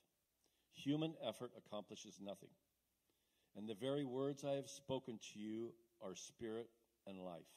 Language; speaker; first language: English; native; English